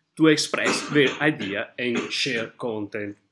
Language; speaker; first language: English; non-native, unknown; Italian